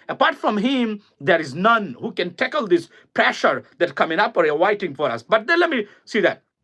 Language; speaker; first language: English; non-native, local second language; Bangla